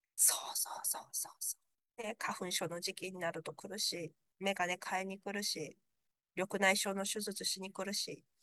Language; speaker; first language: Japanese; early bilingual, other home language; Korean